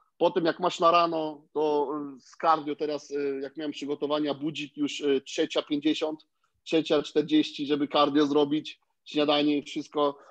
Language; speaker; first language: Polish; early bilingual, heritage; Polish